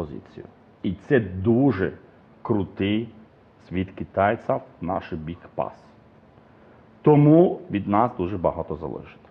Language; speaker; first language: Ukrainian; non-native, fluent; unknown